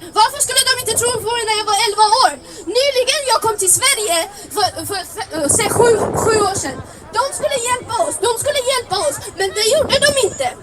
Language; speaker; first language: Swedish; early bilingual, other home language; Somali